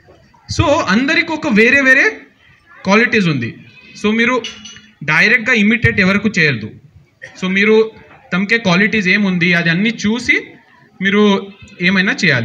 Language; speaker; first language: Telugu; non-native, learner; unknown